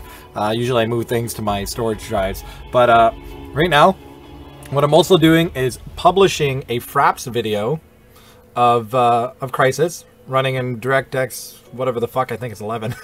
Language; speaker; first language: English; native; English